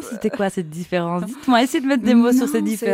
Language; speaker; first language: French; native; French